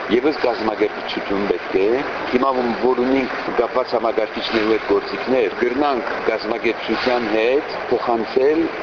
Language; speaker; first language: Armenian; early bilingual, heritage; Armenian